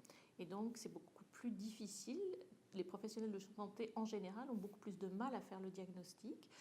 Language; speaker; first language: French; native; French